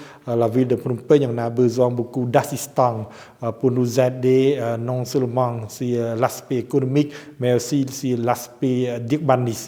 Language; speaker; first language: French; non-native, fluent; Khmer